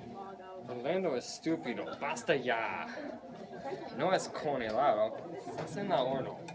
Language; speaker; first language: Spanish; non-native, learner; English